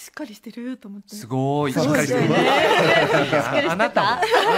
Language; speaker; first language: Japanese; native; Japanese